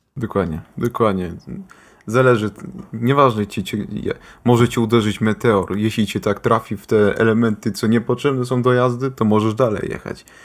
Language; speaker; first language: Polish; early bilingual, heritage; Polish